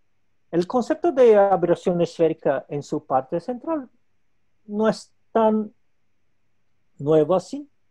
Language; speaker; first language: Spanish; non-native, local second language; Portuguese